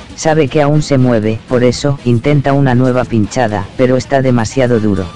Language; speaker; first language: Spanish; native; Spanish